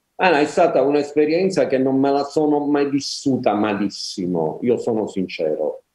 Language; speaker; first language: Italian; native; Italian